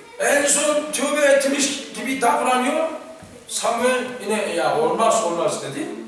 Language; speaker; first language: Turkish; non-native, fluent; Korean